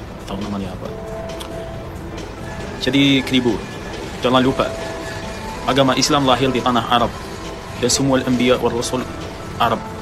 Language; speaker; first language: Indonesian; non-native, fluent; Arabic